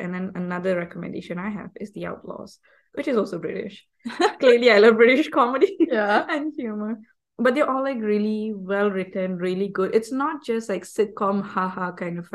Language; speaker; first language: English; non-native, local second language; Tamil